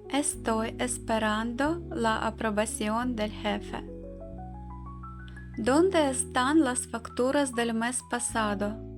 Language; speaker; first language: Spanish; non-native, fluent; Ukrainian